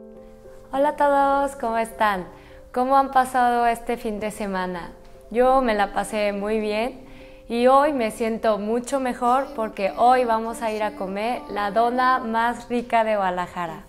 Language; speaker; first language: Spanish; non-native, fluent; Korean